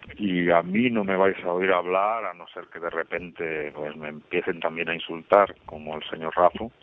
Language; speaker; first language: Spanish; native; Spanish